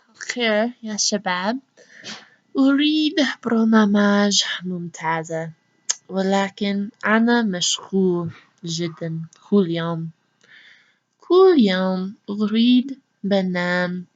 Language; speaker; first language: Arabic; non-native, learner; English